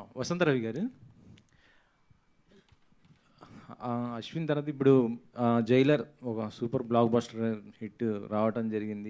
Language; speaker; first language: Telugu; native; Telugu